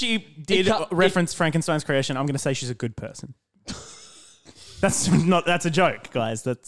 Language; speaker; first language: English; native; English